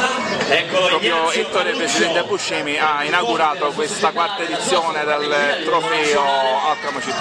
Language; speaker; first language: Italian; native; Italian